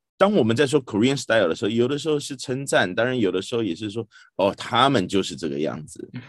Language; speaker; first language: Chinese; native; Chinese